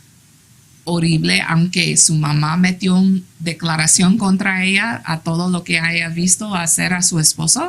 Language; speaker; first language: Spanish; early bilingual, heritage; English